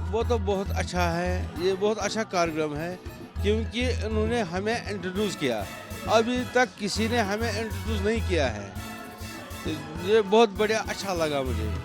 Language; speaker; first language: Hindi; non-native, local second language; Kashmiri